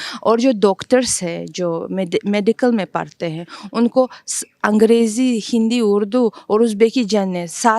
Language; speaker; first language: Hindi; non-native, fluent; Uzbek